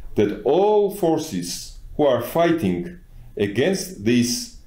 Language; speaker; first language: English; non-native, fluent; Georgian